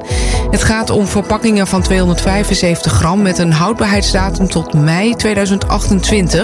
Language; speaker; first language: Dutch; native; Dutch